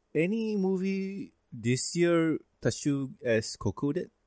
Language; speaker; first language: English; non-native, local second language; Malay